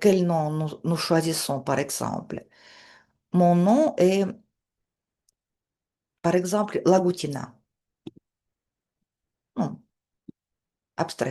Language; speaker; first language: French; non-native, fluent; Russian